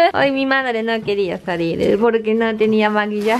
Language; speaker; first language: Spanish; non-native, learner; Japanese